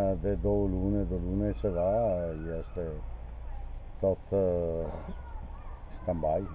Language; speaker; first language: Romanian; non-native, learner; Italian